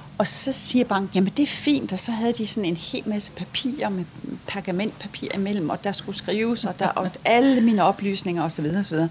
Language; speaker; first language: Danish; native; Danish